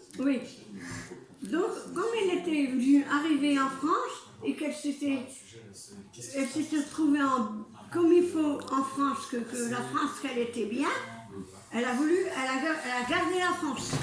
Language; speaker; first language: French; early bilingual, other home language; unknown